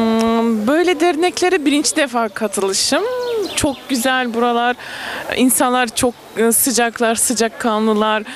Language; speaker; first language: Turkish; non-native, fluent; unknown